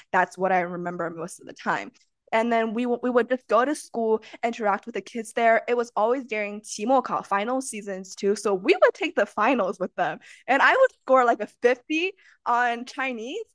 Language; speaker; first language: English; early bilingual, other home language; Chinese